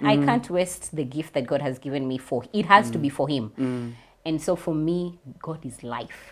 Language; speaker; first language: English; non-native, local second language; Swahili